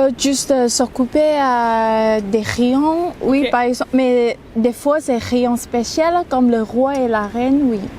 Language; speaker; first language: French; non-native, learner; Thai